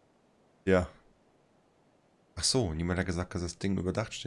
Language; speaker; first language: German; native; German